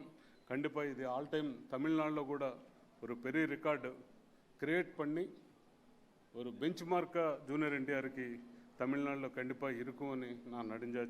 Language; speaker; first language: Tamil; non-native, learner; Telugu